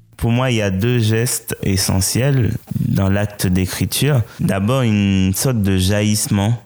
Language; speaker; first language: French; non-native, local second language; Haitian Creole